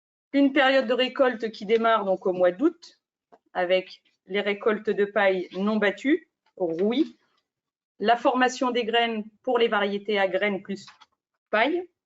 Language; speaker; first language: French; native; French